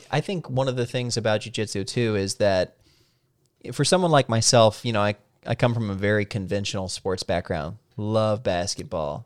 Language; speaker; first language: English; native; English